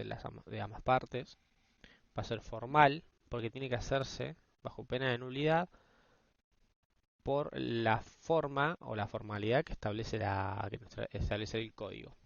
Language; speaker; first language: Spanish; native; Spanish